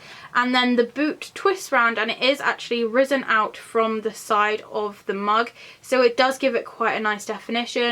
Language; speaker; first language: English; native; English